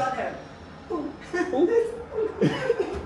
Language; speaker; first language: English; non-native, learner; Spanish